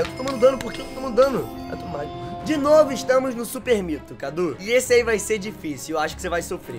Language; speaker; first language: Portuguese; native; Portuguese